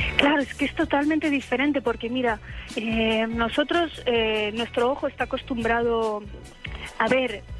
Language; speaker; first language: Spanish; native; Spanish